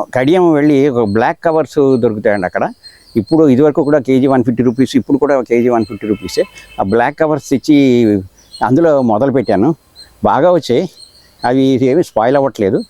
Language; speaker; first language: Telugu; native; Telugu